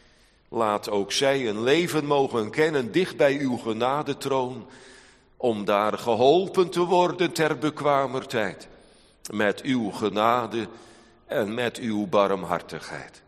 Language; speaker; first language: Dutch; native; Dutch